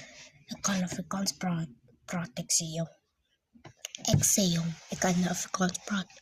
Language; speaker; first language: Afrikaans; non-native, local second language; English